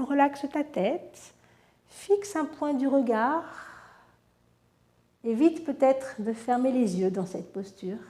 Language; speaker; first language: French; native; French